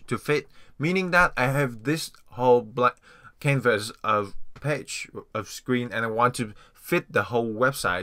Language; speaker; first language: English; non-native, fluent; Vietnamese